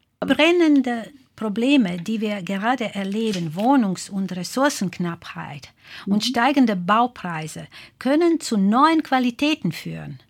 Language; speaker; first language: German; non-native, fluent; Croatian